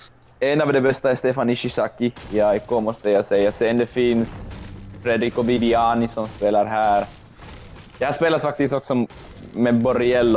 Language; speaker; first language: Swedish; non-native, local second language; Finnish